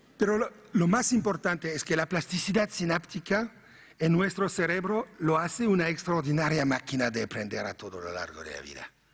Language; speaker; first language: Spanish; non-native, fluent; French